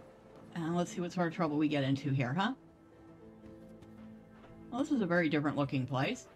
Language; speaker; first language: English; native; English